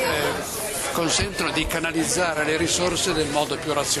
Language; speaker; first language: Italian; native; Italian